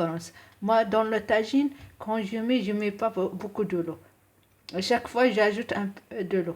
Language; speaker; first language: French; non-native, local second language; Arabic